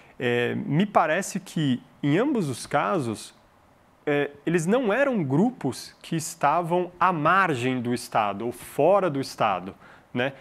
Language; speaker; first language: Portuguese; early bilingual, other home language; Arabic